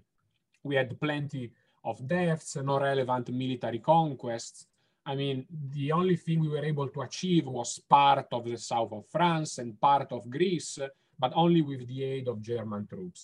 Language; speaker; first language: English; non-native, fluent; Italian